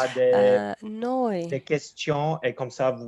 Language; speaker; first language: French; non-native, fluent; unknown